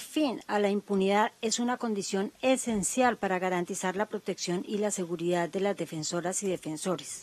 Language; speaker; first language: Spanish; native; Spanish